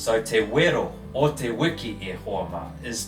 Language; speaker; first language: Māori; non-native, learner; English